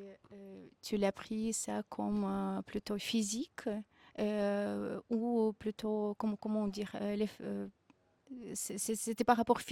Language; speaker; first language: French; non-native, fluent; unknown